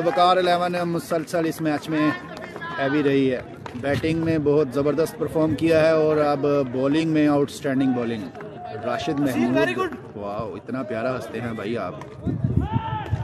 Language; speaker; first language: Urdu; non-native, local second language; Punjabi